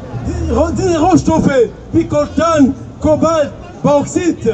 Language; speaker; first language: German; non-native, fluent; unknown